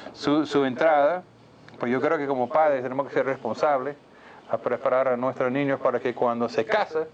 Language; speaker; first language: Spanish; non-native, fluent; English